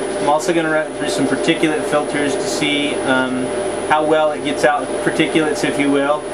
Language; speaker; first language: English; native; English